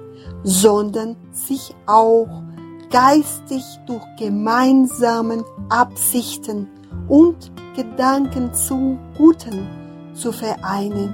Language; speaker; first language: German; non-native, fluent; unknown